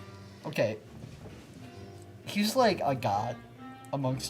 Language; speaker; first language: English; native; English